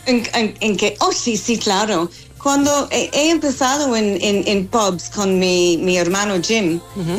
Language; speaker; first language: Spanish; non-native, learner; English